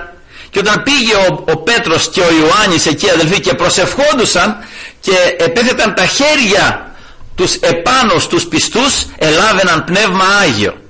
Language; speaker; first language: Greek; native; Greek